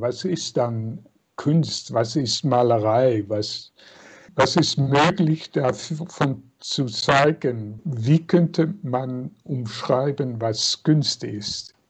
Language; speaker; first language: German; non-native, fluent; Dutch